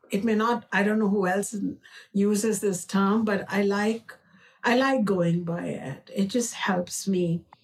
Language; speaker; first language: English; non-native, local second language; Hindi